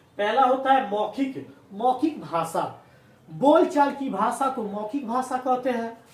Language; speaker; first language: Hindi; native; Hindi